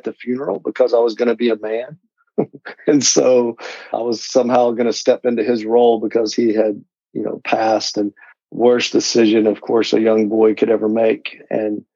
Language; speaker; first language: English; native; English